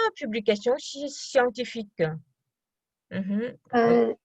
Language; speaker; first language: French; non-native, fluent; Kazakh